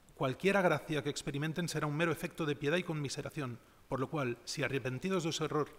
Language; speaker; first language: Spanish; non-native, local second language; Catalan